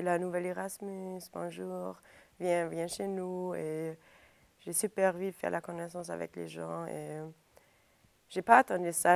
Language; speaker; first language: French; non-native, fluent; German